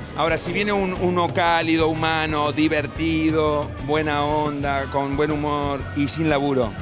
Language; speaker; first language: Spanish; native; Spanish